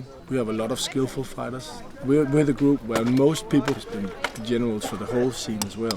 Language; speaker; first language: English; non-native, fluent; Danish